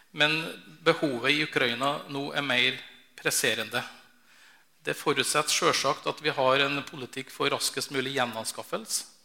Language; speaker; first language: Norwegian; native; Norwegian